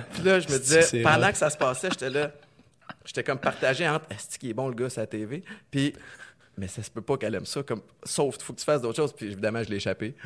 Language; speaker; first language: French; native; French